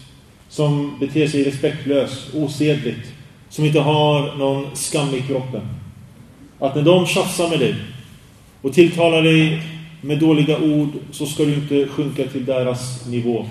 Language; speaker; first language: Swedish; early bilingual, other home language; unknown